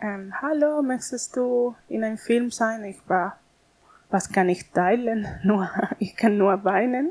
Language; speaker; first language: German; non-native, learner; Spanish